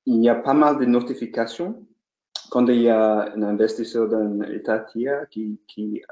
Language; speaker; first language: French; non-native, fluent; English